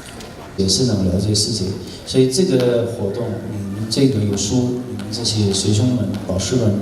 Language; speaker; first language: Chinese; non-native, fluent; Nepali